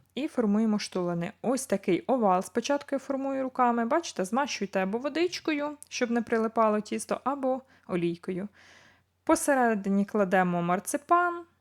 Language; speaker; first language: Ukrainian; native; Ukrainian